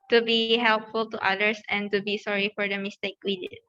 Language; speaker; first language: English; non-native, learner; Indonesian